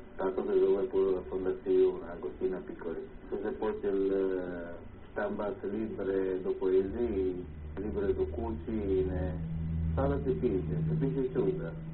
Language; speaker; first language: Bosnian; early bilingual, heritage; Croatian